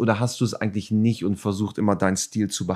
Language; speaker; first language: German; native; German